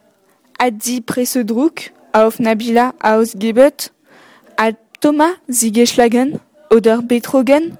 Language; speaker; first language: German; non-native, learner; French